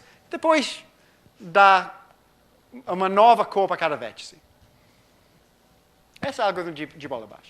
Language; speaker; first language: Portuguese; non-native, fluent; English